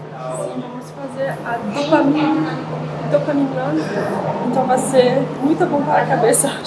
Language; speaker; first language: Portuguese; non-native, fluent; French